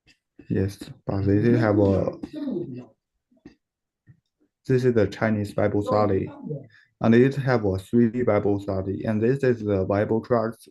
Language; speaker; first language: English; non-native, learner; Chinese